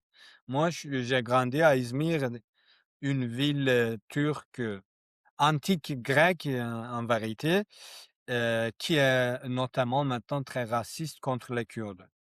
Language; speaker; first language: French; non-native, learner; Kurdish